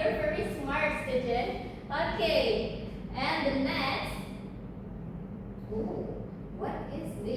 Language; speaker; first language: English; non-native, learner; Indonesian